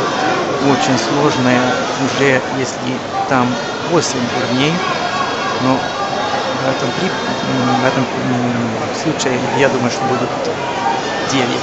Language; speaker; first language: Russian; non-native, fluent; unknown